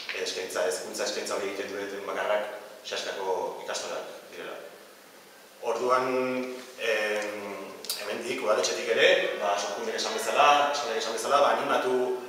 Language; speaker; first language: Basque; native; Basque